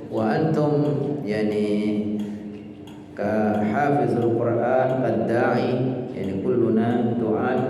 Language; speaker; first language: Arabic; non-native, fluent; Indonesian